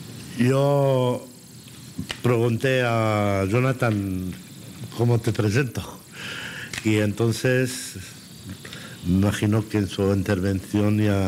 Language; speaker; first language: Spanish; non-native, fluent; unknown